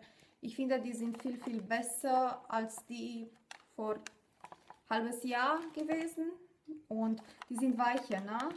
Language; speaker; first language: German; non-native, fluent; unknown